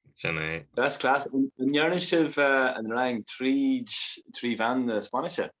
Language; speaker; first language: Irish; native; Irish